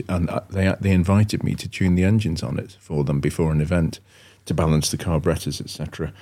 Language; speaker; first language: English; native; English